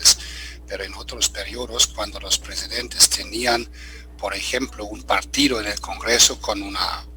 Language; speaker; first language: Spanish; non-native, fluent; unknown